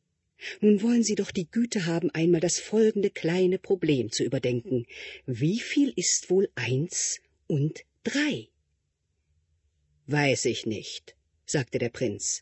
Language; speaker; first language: German; native; German